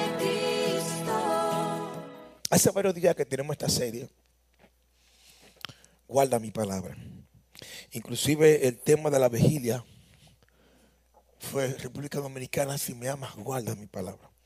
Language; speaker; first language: Spanish; native; Spanish